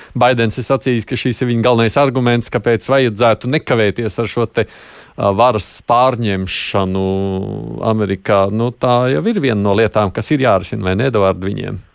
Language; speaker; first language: Latvian; native; Latvian